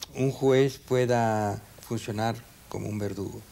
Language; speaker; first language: Spanish; native; Spanish